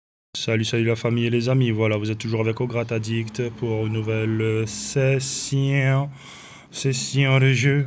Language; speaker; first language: French; native; French